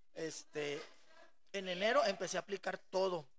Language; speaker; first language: Spanish; native; Spanish